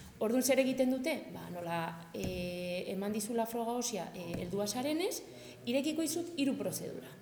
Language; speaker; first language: Basque; non-native, local second language; Spanish